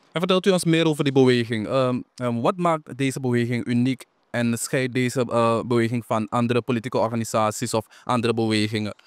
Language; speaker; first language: Dutch; native; Dutch